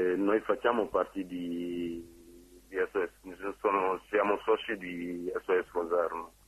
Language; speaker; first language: Italian; non-native, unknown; Wolof